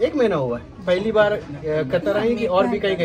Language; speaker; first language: Hindi; native; Hindi